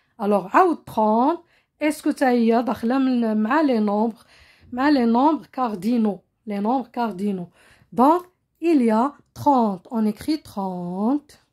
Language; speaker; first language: French; non-native, local second language; Arabic